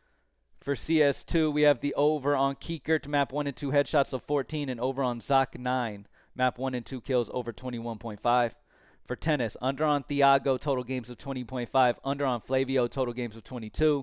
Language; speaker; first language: English; native; English